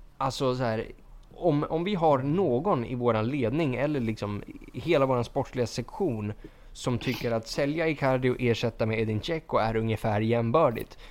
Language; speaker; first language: Swedish; native; Swedish